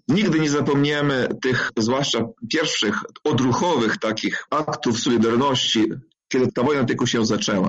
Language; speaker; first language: Polish; non-native, fluent; Ukrainian